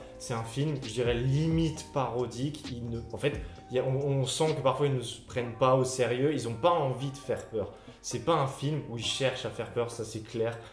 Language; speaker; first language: French; native; French